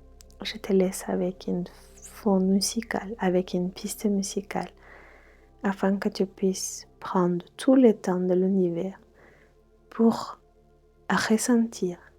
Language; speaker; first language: French; non-native, fluent; Spanish